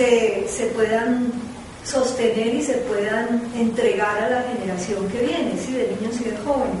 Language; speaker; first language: Spanish; non-native, fluent; Portuguese